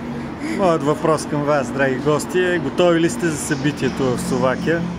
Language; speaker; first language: Bulgarian; native; Bulgarian